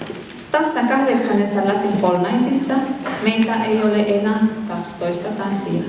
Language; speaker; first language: Finnish; non-native, fluent; Spanish